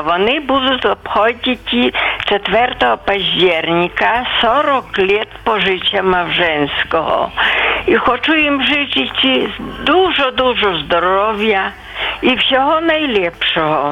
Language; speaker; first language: Polish; non-native, local second language; Belarusian